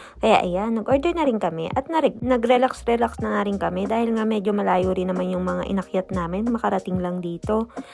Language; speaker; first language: Filipino; native; Filipino